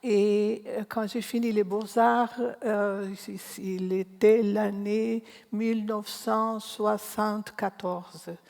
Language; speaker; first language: French; non-native, learner; Portuguese